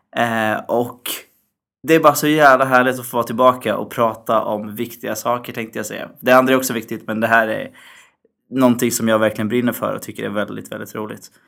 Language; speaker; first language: Swedish; early bilingual, other home language; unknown